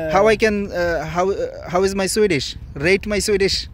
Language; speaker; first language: English; non-native, fluent; Bangla